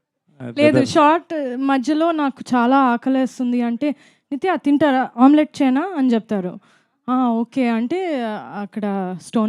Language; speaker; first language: Telugu; non-native, fluent; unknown